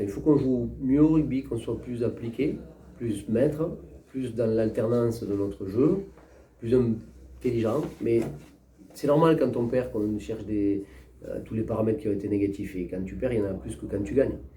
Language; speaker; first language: French; native; French